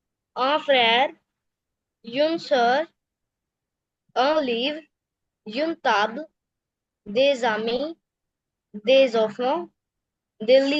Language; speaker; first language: French; non-native, learner; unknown